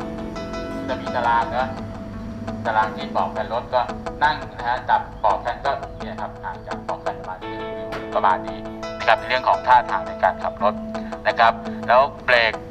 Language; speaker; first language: Thai; native; Thai